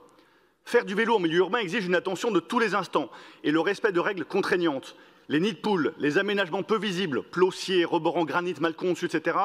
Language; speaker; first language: French; native; French